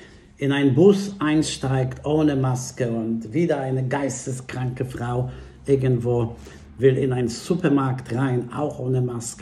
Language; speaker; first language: German; non-native, fluent; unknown